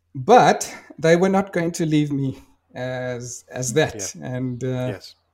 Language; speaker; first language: English; native; English